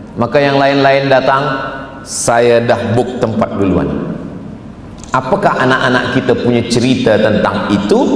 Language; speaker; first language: Malay; native; Malay